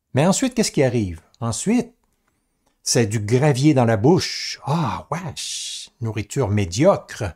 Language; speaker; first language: French; native; French